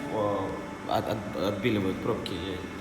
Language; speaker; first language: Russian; native; Russian